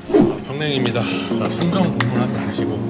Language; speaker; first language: Korean; native; Korean